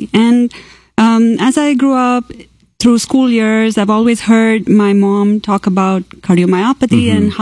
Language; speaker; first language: English; non-native, local second language; Malayalam